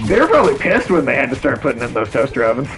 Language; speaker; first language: English; native; English